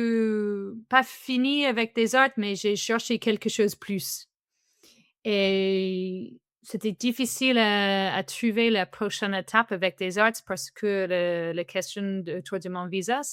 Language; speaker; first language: French; non-native, fluent; English